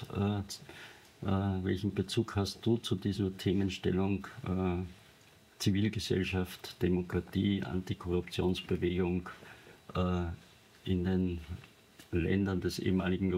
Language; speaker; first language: German; native; German